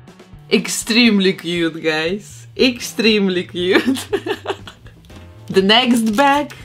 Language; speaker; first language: English; non-native, fluent; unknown